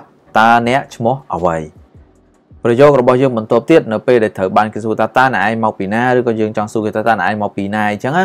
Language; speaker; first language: Japanese; non-native, learner; Khmer